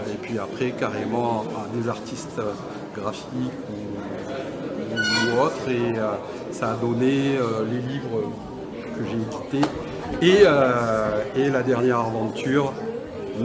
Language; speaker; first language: French; native; French